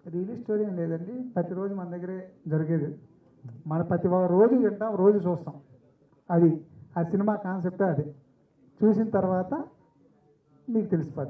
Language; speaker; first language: Telugu; native; Telugu